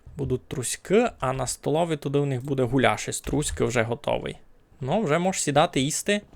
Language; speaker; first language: Ukrainian; native; Ukrainian